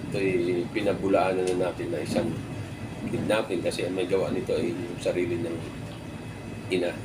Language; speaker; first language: Filipino; native; Filipino